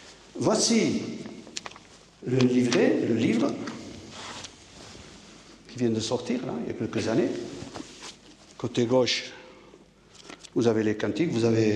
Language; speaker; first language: French; native; French